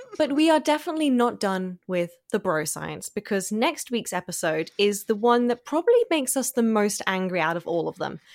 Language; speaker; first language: English; non-native, fluent; German